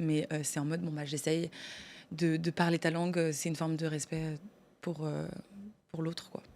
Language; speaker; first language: French; native; French